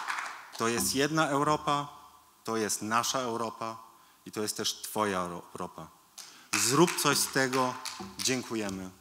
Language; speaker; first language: Polish; early bilingual, heritage; Polish